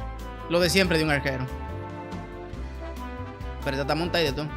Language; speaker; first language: Spanish; native; Spanish